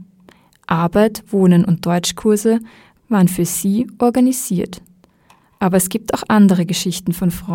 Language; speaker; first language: German; native; German